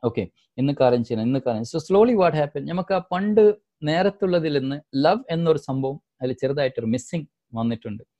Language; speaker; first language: Malayalam; non-native, local second language; Divehi